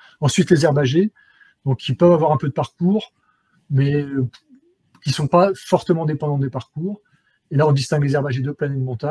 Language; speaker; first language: French; native; French